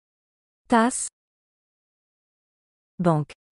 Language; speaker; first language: French; non-native, learner; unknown